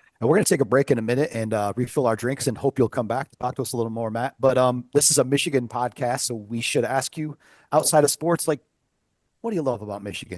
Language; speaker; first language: English; native; English